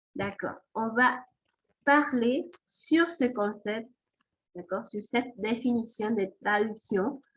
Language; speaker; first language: French; non-native, fluent; Spanish